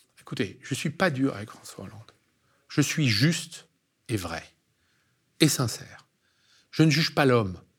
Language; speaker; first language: French; native; French